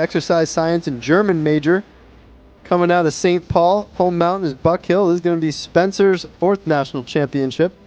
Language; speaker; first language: English; native; English